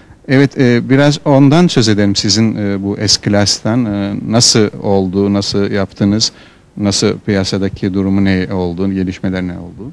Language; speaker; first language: Turkish; native; Turkish